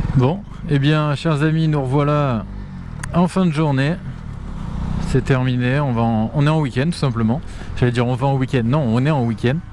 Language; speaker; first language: French; native; French